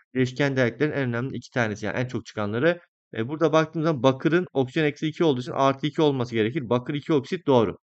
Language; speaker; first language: Turkish; native; Turkish